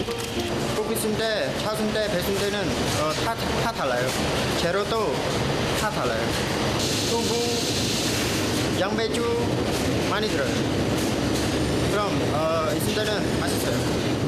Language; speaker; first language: Korean; non-native, learner; Khmer